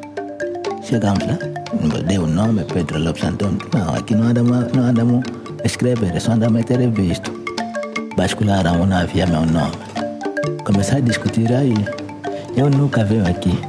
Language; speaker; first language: Portuguese; non-native, local second language; Kongo